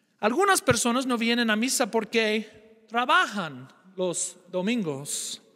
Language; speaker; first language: Spanish; non-native, fluent; English